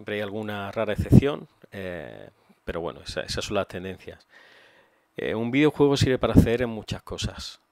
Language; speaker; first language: Spanish; native; Spanish